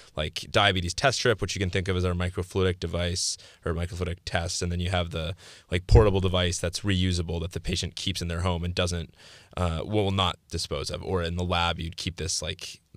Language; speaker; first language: English; early bilingual, other home language; Greek